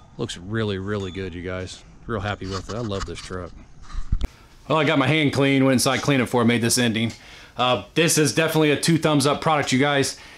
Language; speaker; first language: English; native; English